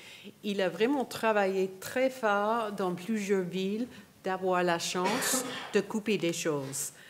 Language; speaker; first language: French; non-native, fluent; English